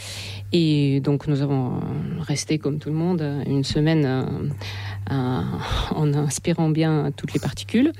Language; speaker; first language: French; non-native, fluent; Russian